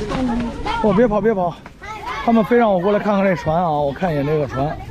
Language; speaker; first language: Chinese; native; Chinese